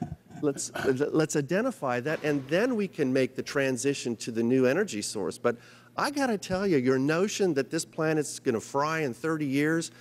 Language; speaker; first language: English; native; English